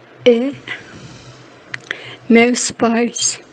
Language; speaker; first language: Portuguese; non-native, learner; Japanese